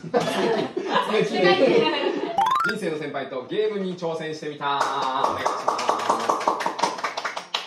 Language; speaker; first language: Japanese; native; Japanese